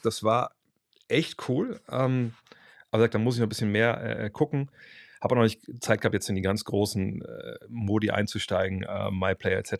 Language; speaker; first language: German; native; German